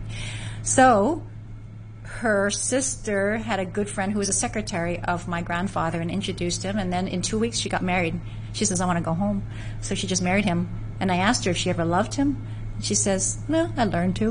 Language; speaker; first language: English; native; English